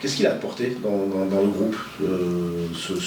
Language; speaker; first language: French; native; French